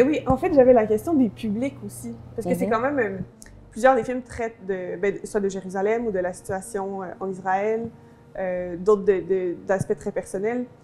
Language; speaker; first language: French; native; French